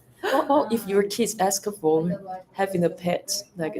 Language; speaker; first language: English; non-native, learner; Chinese